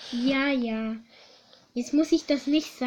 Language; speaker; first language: German; early bilingual, other home language; Hungarian